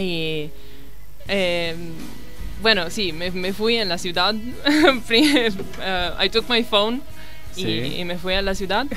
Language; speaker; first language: Spanish; non-native, learner; Italian